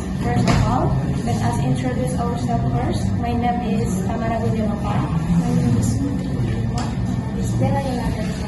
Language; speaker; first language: English; non-native, learner; Indonesian